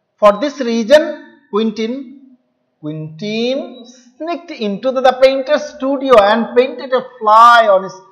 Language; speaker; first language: English; non-native, local second language; Hindi